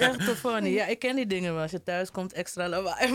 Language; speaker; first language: Dutch; native; Dutch